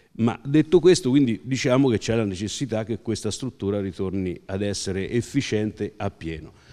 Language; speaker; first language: Italian; native; Italian